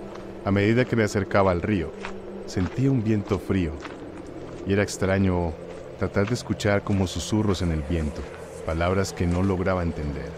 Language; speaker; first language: Spanish; native; Spanish